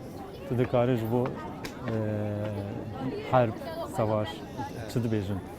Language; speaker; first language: Kurdish; non-native, local second language; Zaza